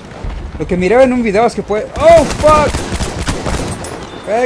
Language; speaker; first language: Spanish; early bilingual, heritage; Spanish